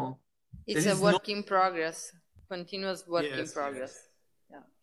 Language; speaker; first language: English; non-native, fluent; Italian